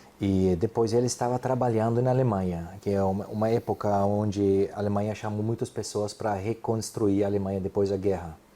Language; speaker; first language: Portuguese; non-native, fluent; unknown